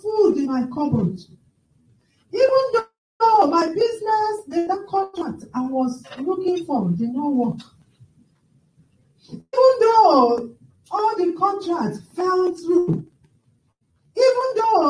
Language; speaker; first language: English; non-native, local second language; Yoruba